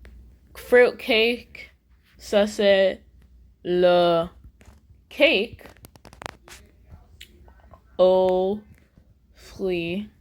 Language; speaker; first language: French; non-native, learner; English